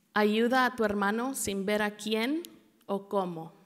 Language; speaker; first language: Spanish; early bilingual, heritage; Spanish